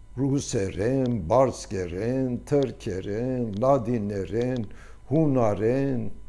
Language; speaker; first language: Armenian; early bilingual, heritage; Armenian